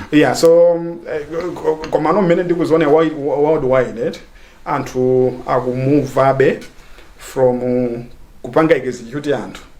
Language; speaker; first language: Nyanja; native; Nyanja